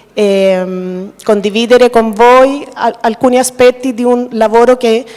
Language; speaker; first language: Italian; early bilingual, other home language; Spanish